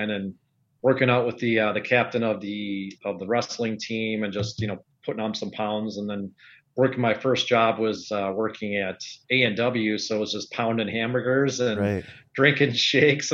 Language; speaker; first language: English; native; English